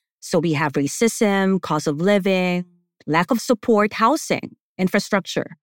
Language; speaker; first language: English; non-native, local second language; Filipino